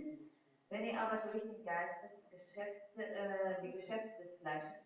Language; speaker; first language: German; non-native, fluent; Russian